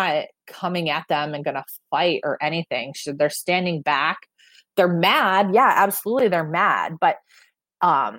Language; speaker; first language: English; native; English